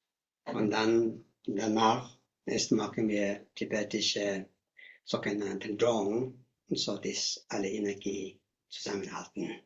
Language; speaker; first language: German; non-native, learner; Tibetan